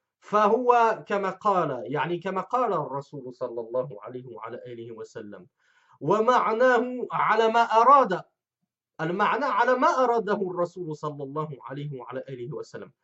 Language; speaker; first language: Arabic; non-native, fluent; French